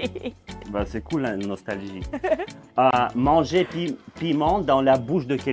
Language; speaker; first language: French; non-native, fluent; Russian